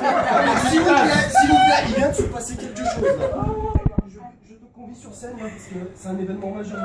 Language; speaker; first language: French; native; French